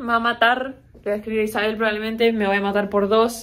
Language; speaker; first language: Spanish; native; Spanish